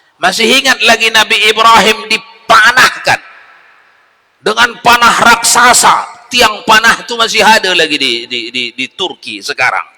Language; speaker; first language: Malay; native; Malay